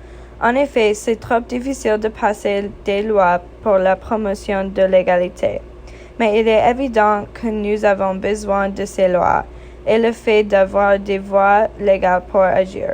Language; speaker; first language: French; non-native, fluent; English